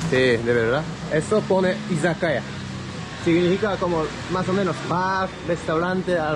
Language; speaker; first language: Spanish; non-native, learner; Japanese